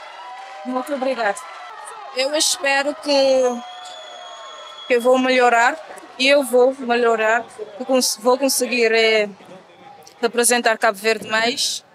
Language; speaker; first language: Portuguese; non-native, local second language; Kabuverdianu